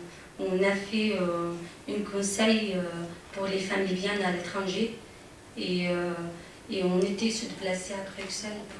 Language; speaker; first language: French; non-native, fluent; Arabic